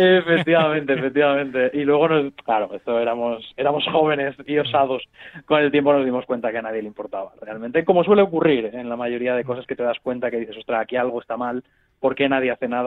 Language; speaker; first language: Spanish; native; Spanish